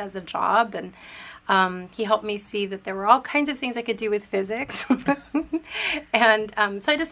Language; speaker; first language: English; early bilingual, other home language; Spanish